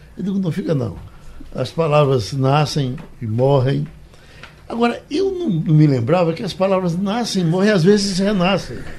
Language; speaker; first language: Portuguese; native; Portuguese